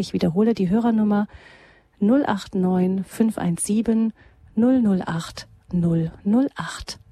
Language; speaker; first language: German; native; German